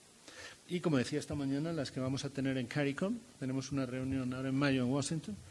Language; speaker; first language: Spanish; native; Spanish